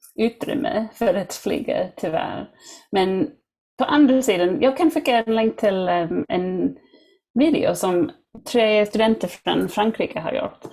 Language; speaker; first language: Swedish; non-native, fluent; English